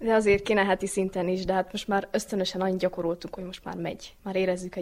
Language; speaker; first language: Hungarian; native; Hungarian